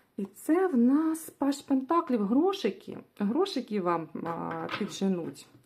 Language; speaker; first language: Ukrainian; non-native, local second language; Russian